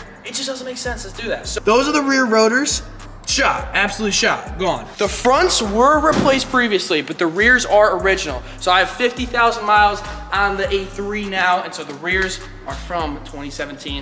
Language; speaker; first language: English; native; English